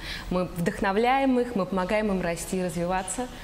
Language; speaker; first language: Russian; native; Russian